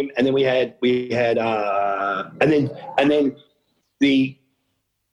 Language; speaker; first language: English; native; English